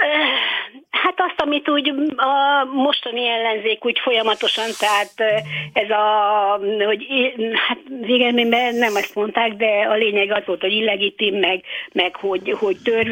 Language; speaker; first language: Hungarian; native; Hungarian